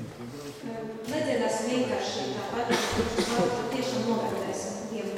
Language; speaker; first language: Latvian; non-native, local second language; Russian